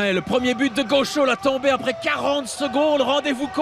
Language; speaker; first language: French; native; French